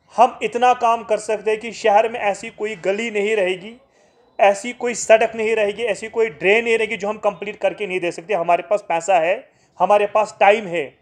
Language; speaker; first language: Hindi; non-native, local second language; Kashmiri